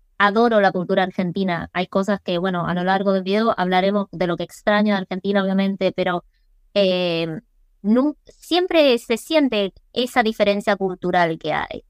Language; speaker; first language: Spanish; early bilingual, other home language; English